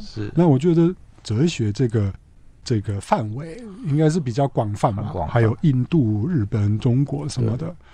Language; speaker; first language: Chinese; non-native, fluent; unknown